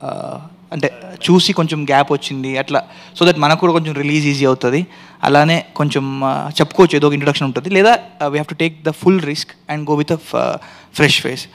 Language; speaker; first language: Telugu; native; Telugu